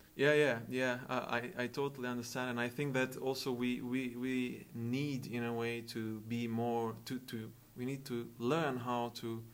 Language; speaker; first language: English; non-native, fluent; Albanian